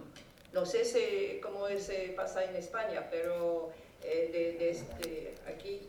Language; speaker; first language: Spanish; non-native, fluent; French